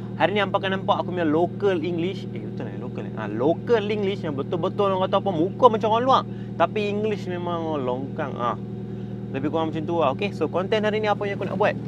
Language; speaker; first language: Malay; early bilingual, other home language; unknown